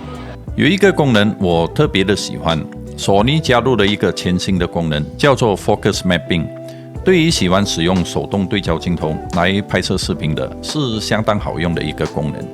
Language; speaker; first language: Chinese; native; Chinese